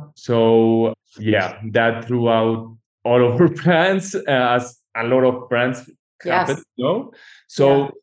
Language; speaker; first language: English; non-native, fluent; Spanish